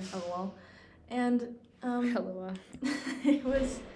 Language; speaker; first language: English; native; English